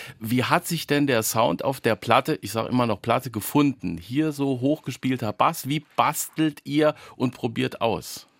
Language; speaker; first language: German; native; German